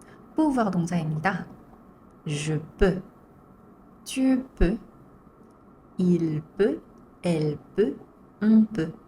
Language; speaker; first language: French; non-native, fluent; Korean